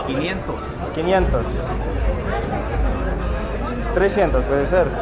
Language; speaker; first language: Spanish; non-native, fluent; English